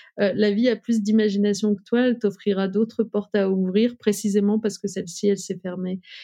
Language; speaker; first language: French; early bilingual, other home language; Riffian